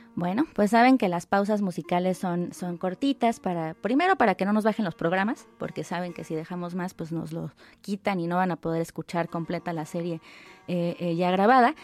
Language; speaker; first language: Spanish; native; Spanish